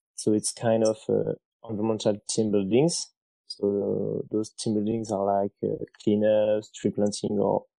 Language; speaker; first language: English; non-native, fluent; French